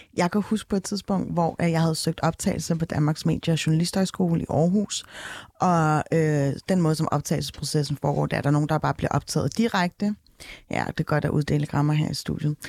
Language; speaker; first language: Danish; early bilingual, other home language; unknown